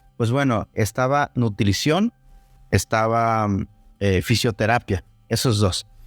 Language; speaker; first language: Spanish; non-native, local second language; Zapotec